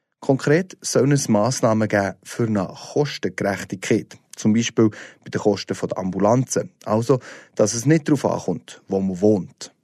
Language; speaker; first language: German; native; German